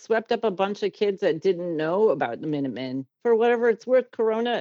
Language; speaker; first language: English; native; English